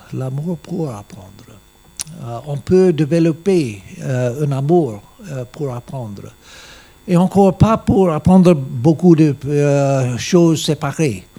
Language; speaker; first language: French; non-native, learner; English